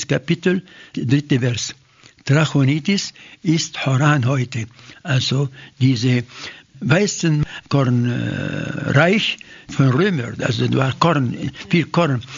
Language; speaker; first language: German; non-native, fluent; Arabic